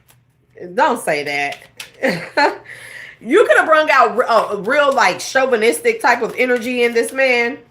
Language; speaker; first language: English; native; English